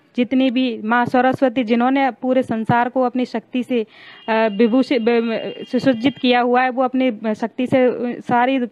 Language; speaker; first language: Hindi; native; Hindi